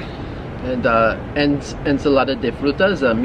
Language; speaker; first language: Spanish; non-native, learner; English